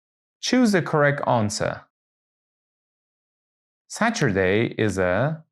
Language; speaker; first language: English; non-native, fluent; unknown